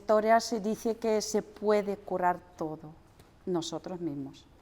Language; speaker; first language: Spanish; non-native, learner; Russian